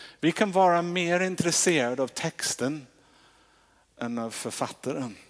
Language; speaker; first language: Swedish; non-native, fluent; English